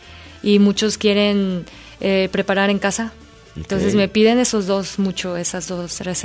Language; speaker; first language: Spanish; non-native, fluent; Korean